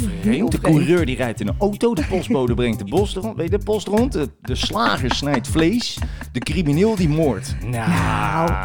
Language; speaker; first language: Dutch; native; Dutch